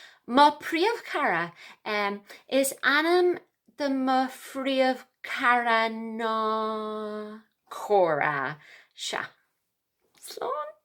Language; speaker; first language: Irish; non-native, local second language; English